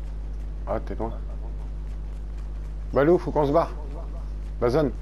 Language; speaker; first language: French; native; French